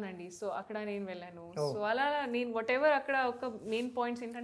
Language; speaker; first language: Telugu; non-native, local second language; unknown